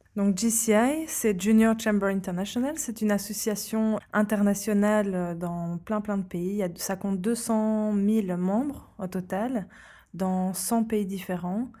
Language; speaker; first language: French; native; French